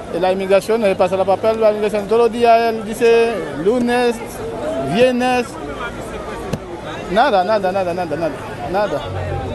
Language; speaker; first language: Spanish; non-native, learner; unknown